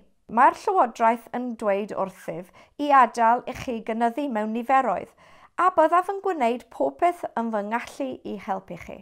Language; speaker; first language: Welsh; non-native, fluent; English